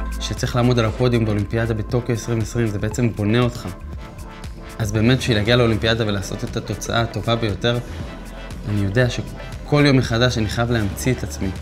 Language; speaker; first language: Hebrew; native; Hebrew